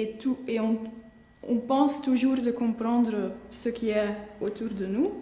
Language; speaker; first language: French; non-native, local second language; Dutch